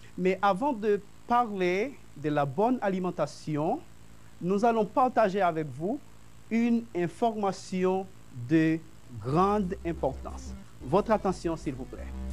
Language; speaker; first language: French; non-native, fluent; Spanish